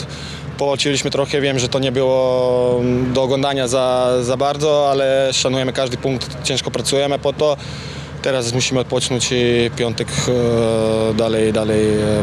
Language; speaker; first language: Polish; non-native, fluent; Croatian